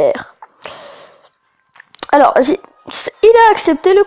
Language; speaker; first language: French; native; French